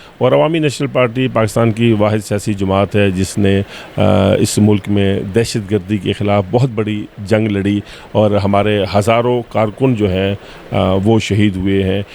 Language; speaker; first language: Urdu; non-native, local second language; Pashto